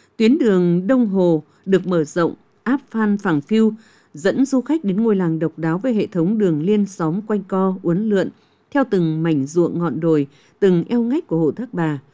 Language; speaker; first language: Vietnamese; native; Vietnamese